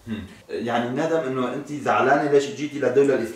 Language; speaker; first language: Arabic; native; Arabic